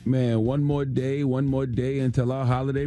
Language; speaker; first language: English; native; English